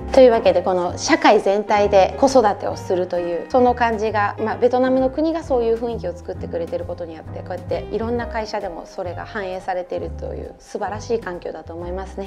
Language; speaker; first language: Japanese; native; Japanese